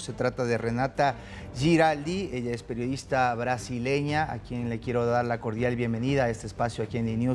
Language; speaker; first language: Spanish; native; Spanish